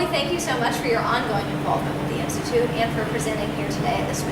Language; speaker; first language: English; native; English